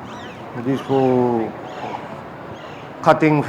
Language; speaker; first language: English; non-native, learner; Japanese